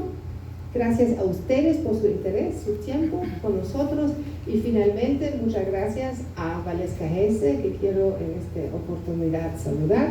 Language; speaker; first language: Spanish; non-native, fluent; German